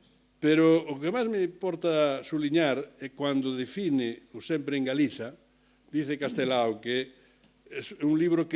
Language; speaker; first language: Galician; native; Galician